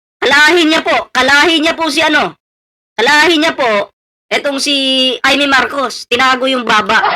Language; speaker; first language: Filipino; non-native, local second language; Cebuano